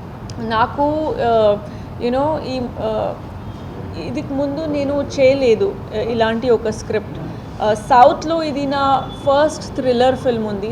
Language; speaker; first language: Telugu; non-native, learner; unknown